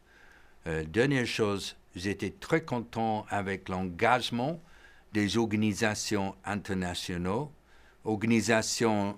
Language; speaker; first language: French; non-native, fluent; English